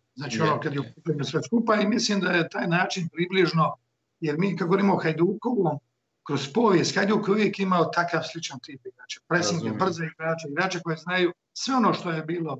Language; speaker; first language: Croatian; native; Croatian